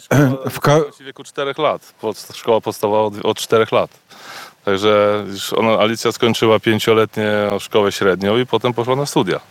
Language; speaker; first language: Polish; native; Polish